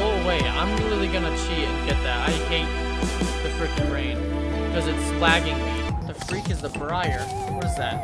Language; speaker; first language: English; native; English